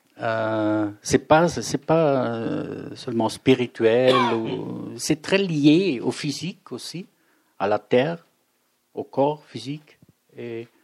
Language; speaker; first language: French; non-native, fluent; German